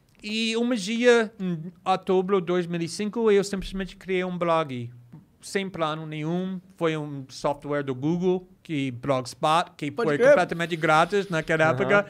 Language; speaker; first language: Portuguese; non-native, fluent; English